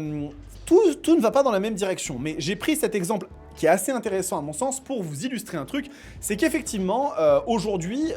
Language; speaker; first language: French; native; French